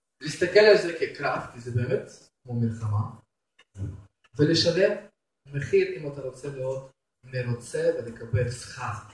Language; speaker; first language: Hebrew; non-native, fluent; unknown